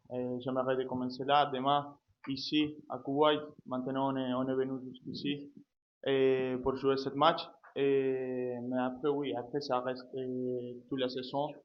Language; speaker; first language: French; non-native, fluent; Spanish